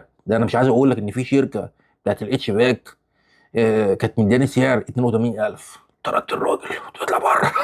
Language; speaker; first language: Arabic; native; Arabic